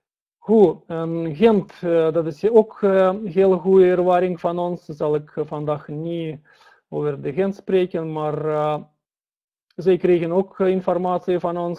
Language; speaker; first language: Dutch; non-native, learner; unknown